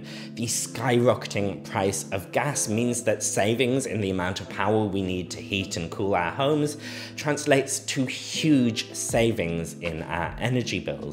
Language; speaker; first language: English; native; English